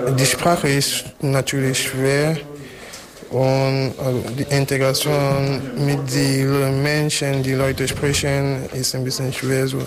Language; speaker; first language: German; non-native, fluent; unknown